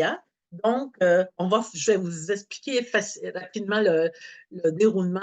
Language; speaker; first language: French; native; French